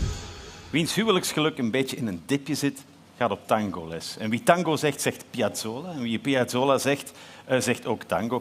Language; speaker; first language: Dutch; native; Dutch